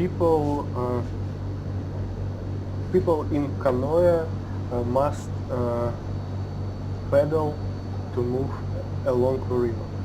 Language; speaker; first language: English; non-native, learner; Russian